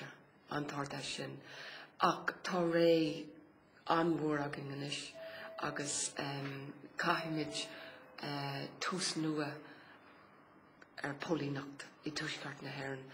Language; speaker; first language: Irish; non-native, local second language; English